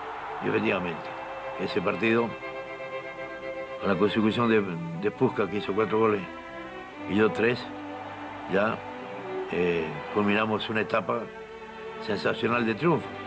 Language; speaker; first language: Spanish; native; Spanish